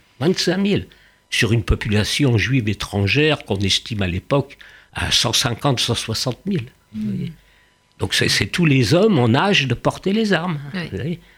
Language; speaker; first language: French; early bilingual, other home language; Yiddish